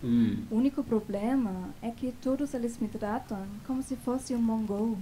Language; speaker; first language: Portuguese; non-native, fluent; German